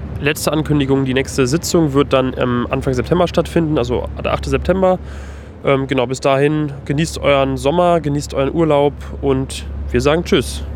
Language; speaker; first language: German; native; German